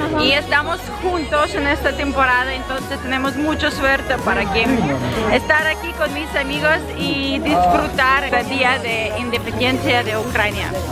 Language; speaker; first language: Spanish; non-native, fluent; Russian